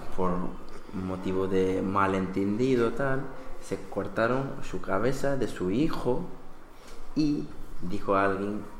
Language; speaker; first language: Spanish; non-native, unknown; Bangla